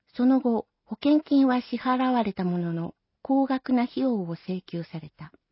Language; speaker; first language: Japanese; native; Japanese